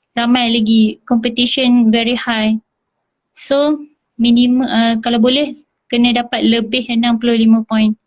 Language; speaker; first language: Malay; native; Malay